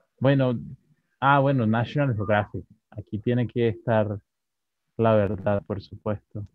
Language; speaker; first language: Spanish; native; Spanish